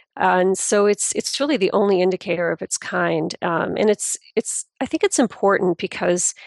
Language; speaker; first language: English; native; English